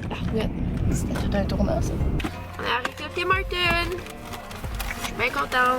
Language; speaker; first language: French; native; French